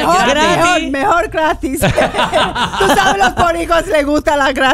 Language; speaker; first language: Spanish; early bilingual, heritage; English